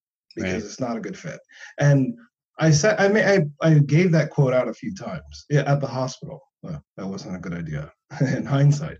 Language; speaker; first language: English; native; English